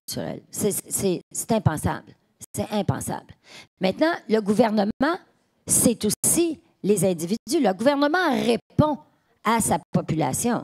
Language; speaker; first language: French; native; French